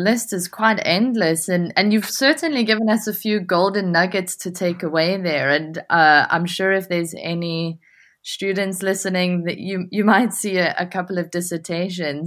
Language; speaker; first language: English; native; English